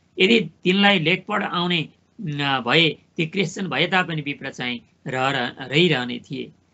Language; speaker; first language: Nepali; native; Nepali